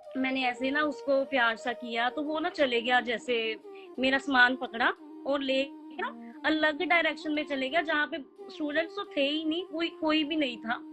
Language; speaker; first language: Hindi; native; Hindi